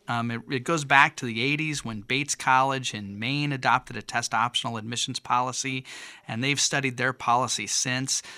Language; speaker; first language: English; native; English